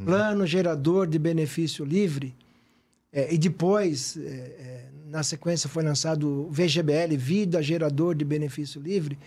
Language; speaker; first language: Portuguese; native; Portuguese